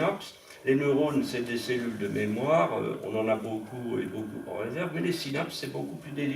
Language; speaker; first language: French; non-native, local second language; Swiss German